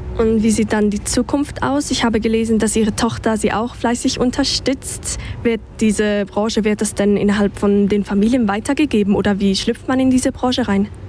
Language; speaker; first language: German; native; German